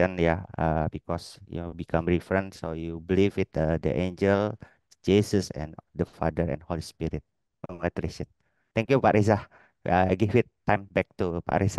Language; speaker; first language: English; non-native, learner; Indonesian